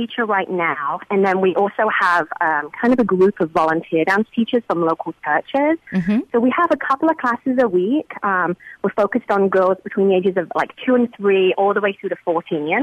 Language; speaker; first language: English; native; English